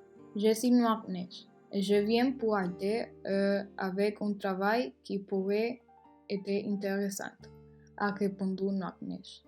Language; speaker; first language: French; non-native, learner; Spanish